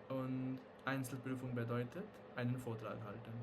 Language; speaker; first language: German; non-native, fluent; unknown